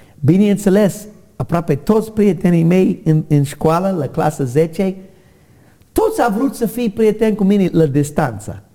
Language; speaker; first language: Romanian; non-native, learner; English